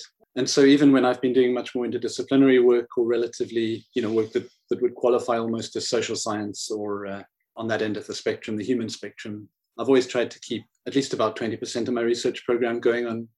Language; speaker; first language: English; native; English